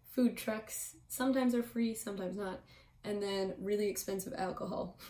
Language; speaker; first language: English; native; English